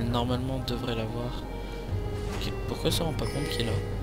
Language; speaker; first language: French; native; French